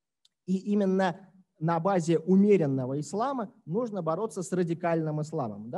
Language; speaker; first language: Russian; native; Russian